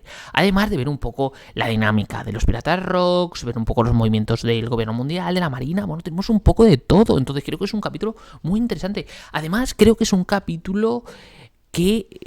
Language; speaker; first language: Spanish; native; Spanish